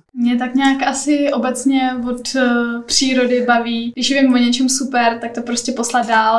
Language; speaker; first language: Czech; native; Czech